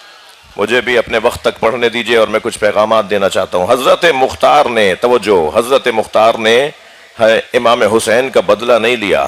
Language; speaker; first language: Urdu; native; Urdu